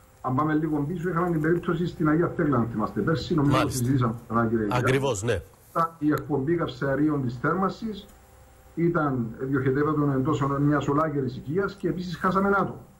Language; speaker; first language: Greek; native; Greek